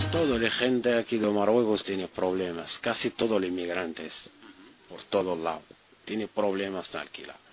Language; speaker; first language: Spanish; non-native, learner; Arabic